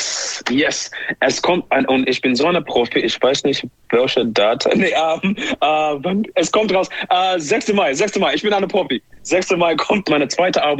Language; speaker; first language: German; non-native, learner; English